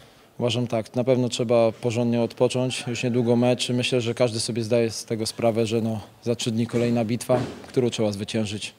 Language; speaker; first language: Polish; native; Polish